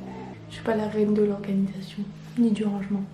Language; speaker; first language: French; native; French